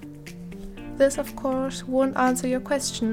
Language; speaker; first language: English; non-native, fluent; Italian